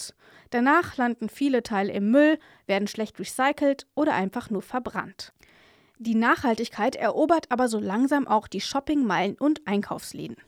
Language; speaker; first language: German; native; German